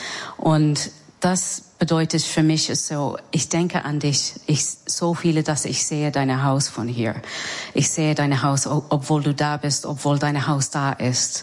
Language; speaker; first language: German; non-native, learner; English